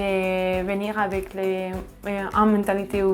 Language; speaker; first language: French; non-native, fluent; Spanish